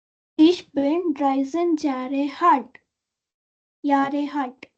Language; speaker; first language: German; non-native, learner; Kannada